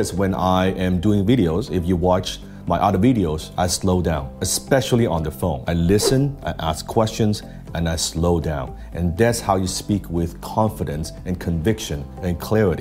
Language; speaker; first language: English; non-native, local second language; Cantonese